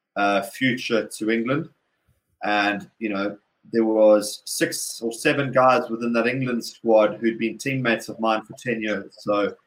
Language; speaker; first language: English; native; English